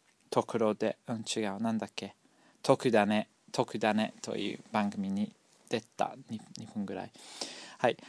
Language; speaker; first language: Japanese; non-native, fluent; English